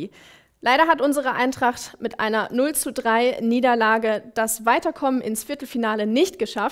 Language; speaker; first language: German; native; German